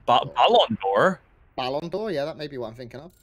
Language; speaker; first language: English; native; English